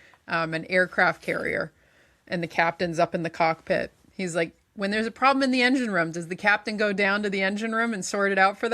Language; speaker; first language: English; native; English